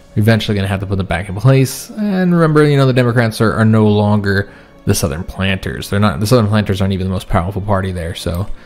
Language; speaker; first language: English; native; English